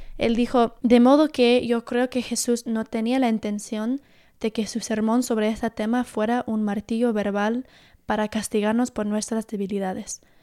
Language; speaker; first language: Spanish; early bilingual, heritage; Spanish